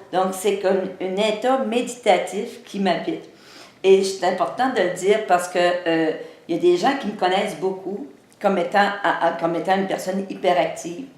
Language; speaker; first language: French; native; French